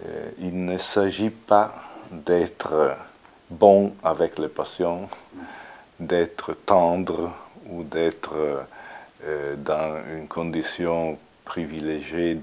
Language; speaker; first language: French; non-native, fluent; Italian